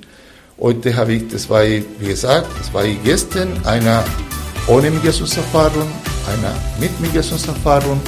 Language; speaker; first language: German; non-native, fluent; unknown